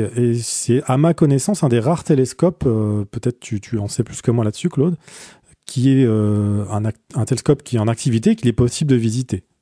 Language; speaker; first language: French; native; French